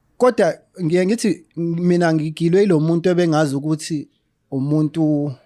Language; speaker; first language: Zulu; native; Zulu